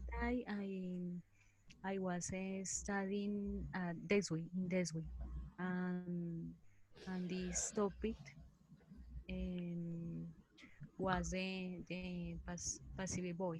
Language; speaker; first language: English; non-native, learner; Spanish